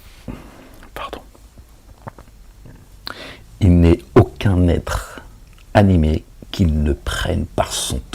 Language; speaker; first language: French; native; French